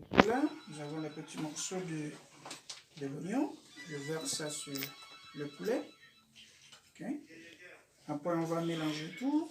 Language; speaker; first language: French; non-native, local second language; Haitian Creole